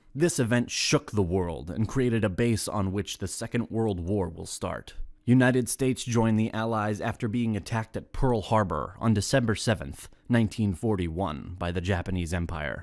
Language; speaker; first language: English; non-native, fluent; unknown